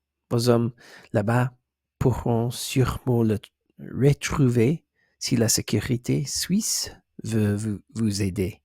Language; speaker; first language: French; non-native, learner; English